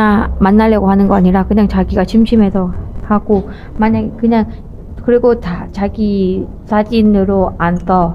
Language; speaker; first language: Korean; non-native, learner; Thai